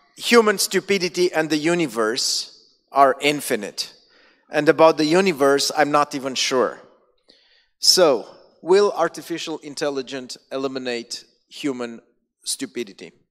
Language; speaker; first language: English; non-native, fluent; Romanian